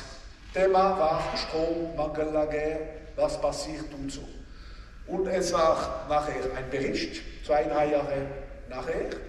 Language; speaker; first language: German; non-native, local second language; French